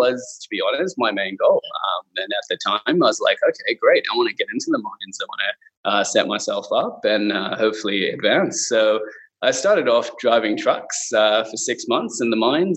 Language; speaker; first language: English; non-native, local second language; Cantonese